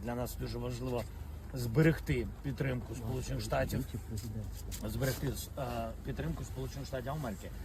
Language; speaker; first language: Ukrainian; non-native, local second language; Russian